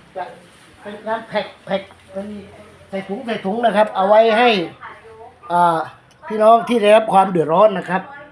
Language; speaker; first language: Thai; non-native, local second language; Northern Khmer